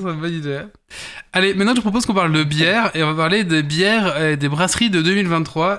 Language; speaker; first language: French; native; French